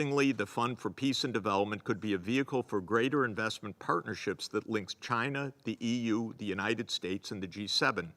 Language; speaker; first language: English; native; English